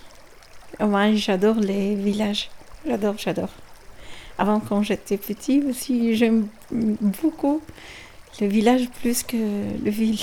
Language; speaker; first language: French; non-native, learner; Arabic